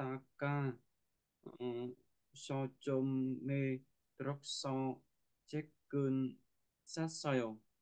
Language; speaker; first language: Korean; non-native, learner; Vietnamese